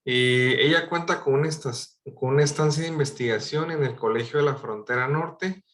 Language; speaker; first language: Spanish; native; Spanish